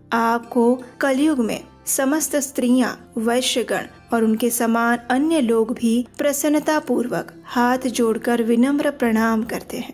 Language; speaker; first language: Hindi; native; Hindi